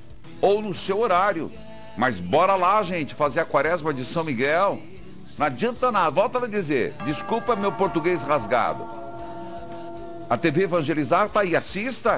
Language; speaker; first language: Portuguese; native; Portuguese